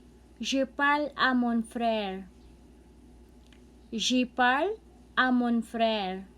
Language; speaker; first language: French; non-native, learner; Cebuano